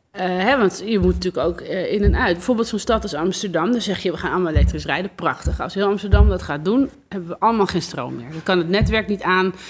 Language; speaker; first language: Dutch; native; Dutch